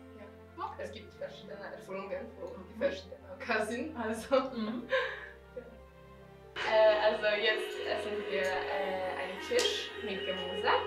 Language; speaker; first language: German; non-native, fluent; Polish